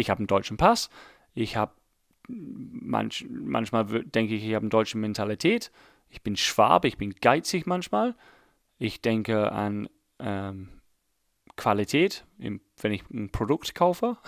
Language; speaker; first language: German; non-native, fluent; English